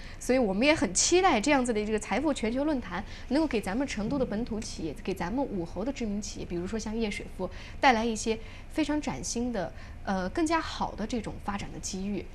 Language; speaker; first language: Chinese; native; Chinese